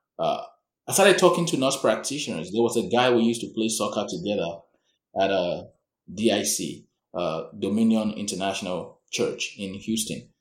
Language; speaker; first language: English; non-native, local second language; Yoruba